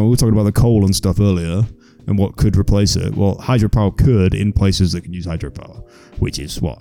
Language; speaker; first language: English; native; English